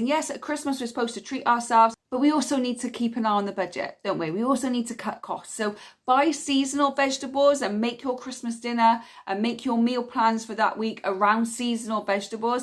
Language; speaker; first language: English; native; English